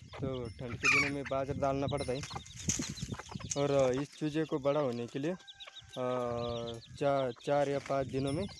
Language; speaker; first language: Hindi; non-native, local second language; Marathi